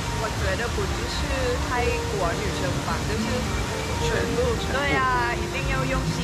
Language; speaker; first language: Chinese; non-native, fluent; Thai